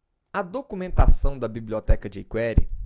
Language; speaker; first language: Portuguese; native; Portuguese